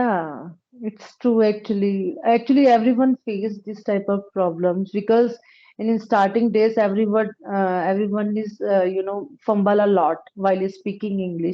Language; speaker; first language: English; non-native, local second language; Punjabi